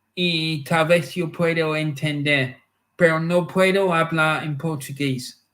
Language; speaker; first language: Spanish; non-native, learner; English